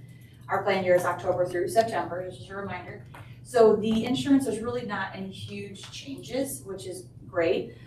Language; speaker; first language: English; native; English